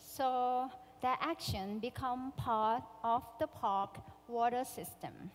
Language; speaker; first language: English; non-native, fluent; Thai